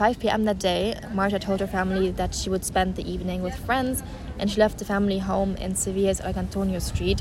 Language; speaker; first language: English; non-native, fluent; German